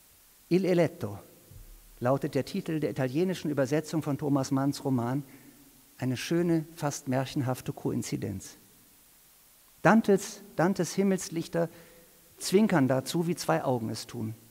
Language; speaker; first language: German; native; German